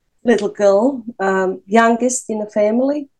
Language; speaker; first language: English; non-native, fluent; Serbian